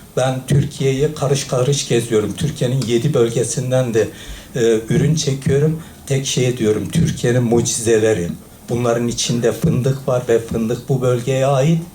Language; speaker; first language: Turkish; native; Turkish